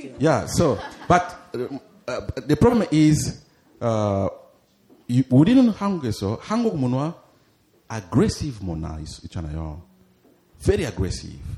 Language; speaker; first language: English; non-native, fluent; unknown